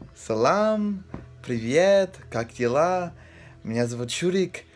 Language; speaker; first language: Russian; non-native, learner; English